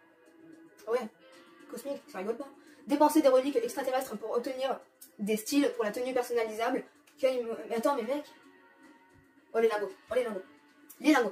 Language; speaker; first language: French; native; French